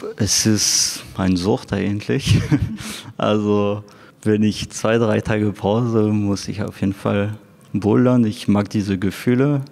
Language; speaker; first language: German; non-native, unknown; French